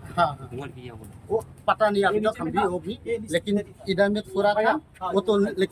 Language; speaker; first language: Hindi; non-native, local second language; Khasi